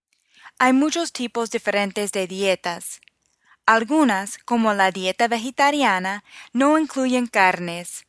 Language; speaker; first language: Spanish; non-native, fluent; English